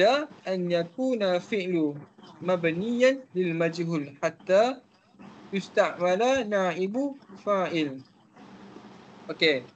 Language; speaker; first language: Arabic; non-native, learner; Malay